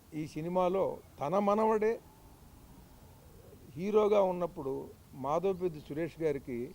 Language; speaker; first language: Telugu; native; Telugu